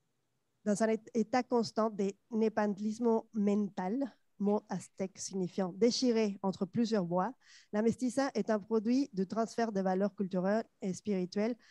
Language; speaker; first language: French; non-native, fluent; Spanish